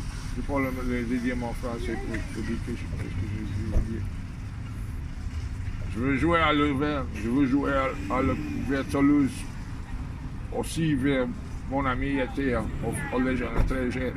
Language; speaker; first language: French; non-native, learner; English